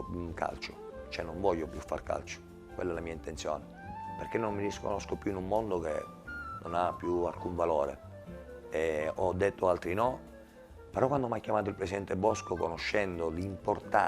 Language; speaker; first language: Italian; native; Italian